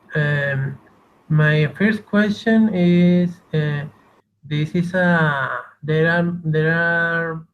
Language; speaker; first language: English; non-native, learner; Spanish